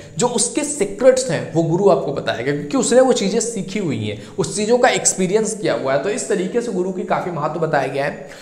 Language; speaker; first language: Hindi; native; Hindi